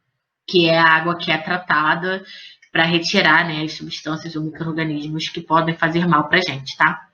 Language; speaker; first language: Portuguese; native; Portuguese